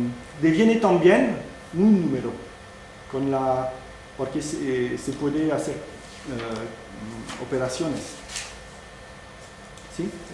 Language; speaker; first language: Spanish; non-native, fluent; French